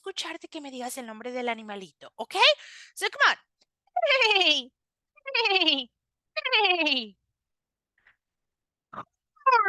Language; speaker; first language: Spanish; native; Spanish